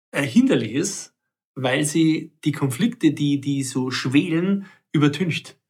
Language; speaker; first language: German; native; German